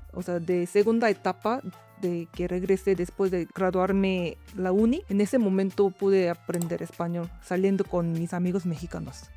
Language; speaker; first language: Spanish; non-native, learner; Korean